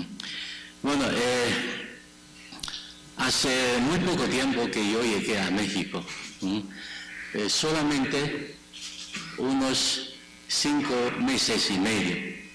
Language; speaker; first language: Spanish; non-native, fluent; Chinese